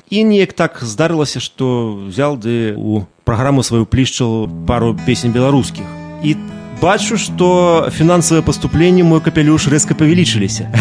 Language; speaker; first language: Belarusian; non-native, local second language; Russian